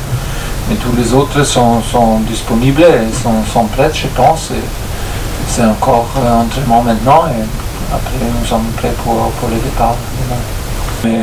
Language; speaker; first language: French; non-native, fluent; German